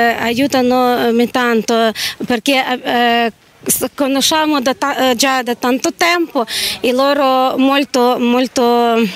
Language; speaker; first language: Italian; non-native, learner; Ukrainian